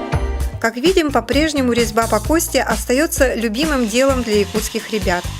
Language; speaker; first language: Russian; native; Russian